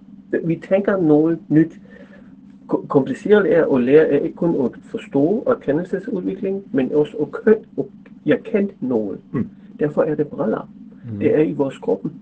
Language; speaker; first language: Danish; non-native, fluent; German